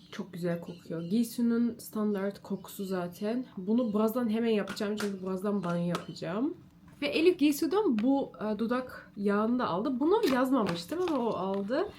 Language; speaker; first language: Turkish; early bilingual, heritage; Turkish